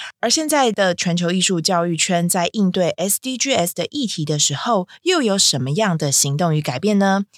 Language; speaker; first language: Chinese; native; Chinese